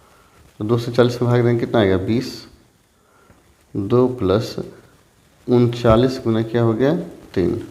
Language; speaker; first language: Hindi; native; Hindi